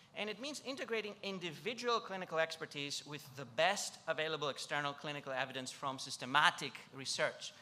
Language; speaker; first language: English; non-native, fluent; Greek